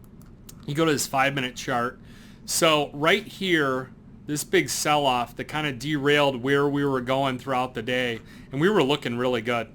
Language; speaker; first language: English; native; English